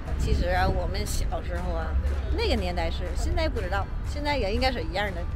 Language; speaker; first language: Chinese; early bilingual, heritage; Chinese